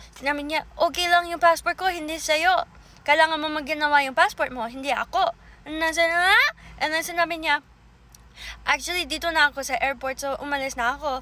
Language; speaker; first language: Filipino; early bilingual, heritage; Filipino